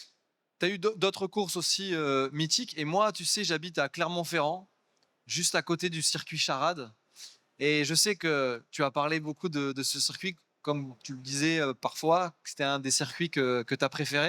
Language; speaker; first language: French; native; French